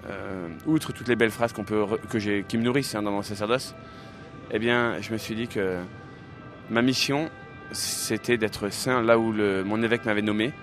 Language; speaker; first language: French; native; French